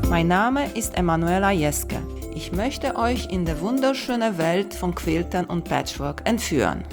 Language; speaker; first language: German; non-native, fluent; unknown